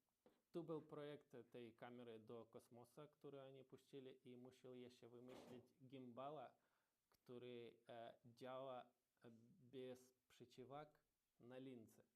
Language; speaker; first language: Polish; non-native, learner; Ukrainian